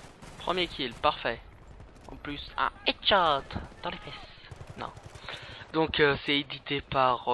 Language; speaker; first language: French; native; French